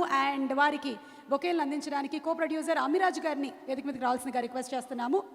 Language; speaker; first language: Telugu; native; Telugu